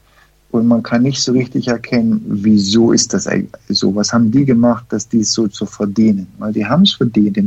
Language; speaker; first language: German; early bilingual, heritage; German